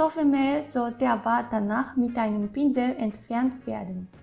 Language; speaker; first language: German; non-native, fluent; Japanese